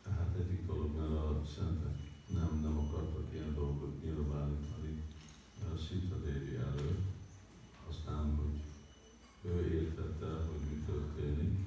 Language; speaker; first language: Hungarian; early bilingual, heritage; Hungarian